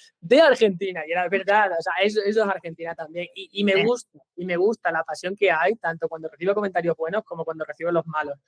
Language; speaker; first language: Spanish; native; Spanish